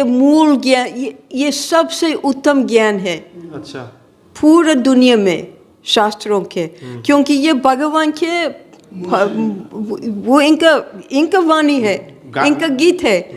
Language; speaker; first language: Hindi; non-native, fluent; English